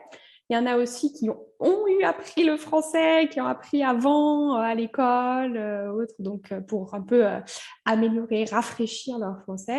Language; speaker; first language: French; native; French